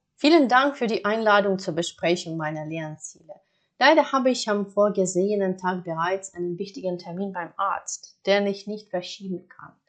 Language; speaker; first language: German; non-native, fluent; Ukrainian